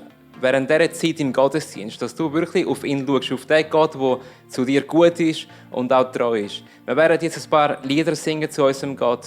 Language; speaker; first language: German; native; German